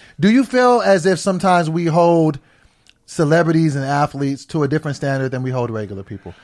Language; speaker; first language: English; native; English